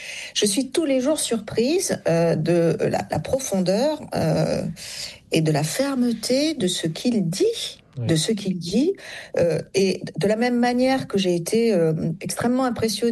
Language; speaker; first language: French; native; French